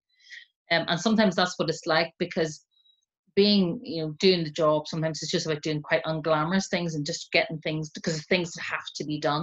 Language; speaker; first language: English; native; English